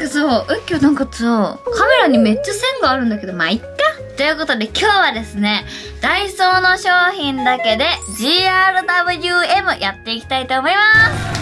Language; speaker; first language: Japanese; native; Japanese